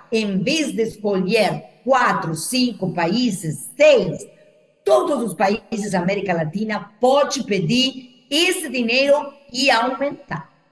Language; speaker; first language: Portuguese; non-native, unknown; Spanish